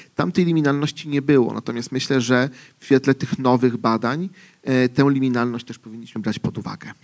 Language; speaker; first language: Polish; native; Polish